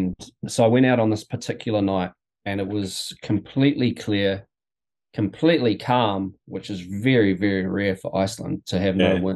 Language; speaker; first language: English; native; English